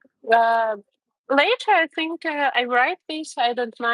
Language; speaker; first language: English; non-native, learner; Russian